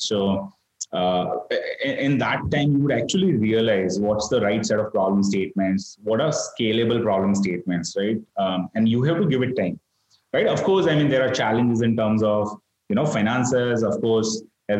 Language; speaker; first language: English; non-native, local second language; Gujarati